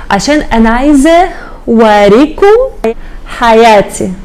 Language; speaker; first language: Arabic; non-native, learner; Russian